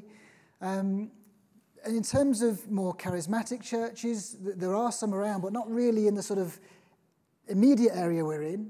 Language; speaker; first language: English; native; English